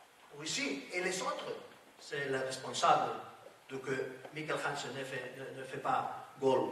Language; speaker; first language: French; non-native, learner; Spanish